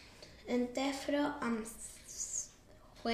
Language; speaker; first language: Welsh; non-native, learner; Spanish